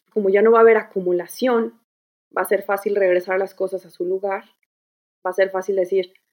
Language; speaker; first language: Spanish; native; Spanish